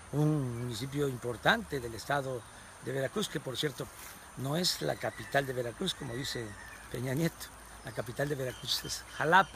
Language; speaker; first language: Spanish; native; Spanish